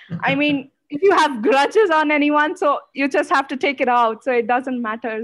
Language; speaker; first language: English; non-native, local second language; Odia